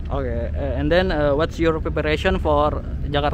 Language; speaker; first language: English; non-native, learner; Indonesian